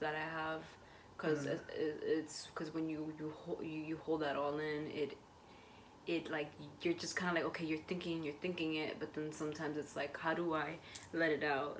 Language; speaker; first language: English; native; English